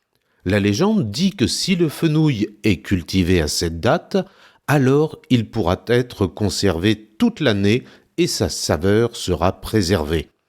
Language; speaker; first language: French; native; French